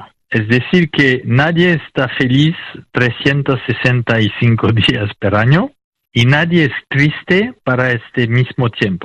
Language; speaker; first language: Spanish; non-native, fluent; French